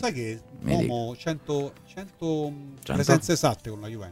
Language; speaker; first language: Italian; native; Italian